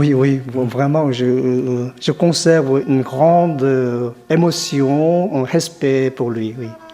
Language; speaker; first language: French; non-native, fluent; Korean